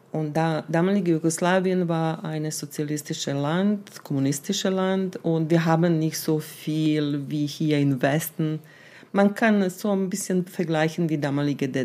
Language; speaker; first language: German; non-native, fluent; Serbian